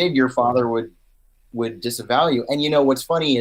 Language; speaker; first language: English; native; English